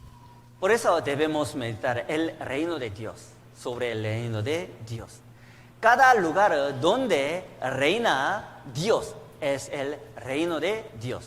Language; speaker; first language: Spanish; non-native, learner; Korean